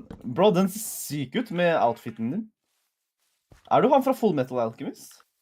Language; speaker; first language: Norwegian; native; Norwegian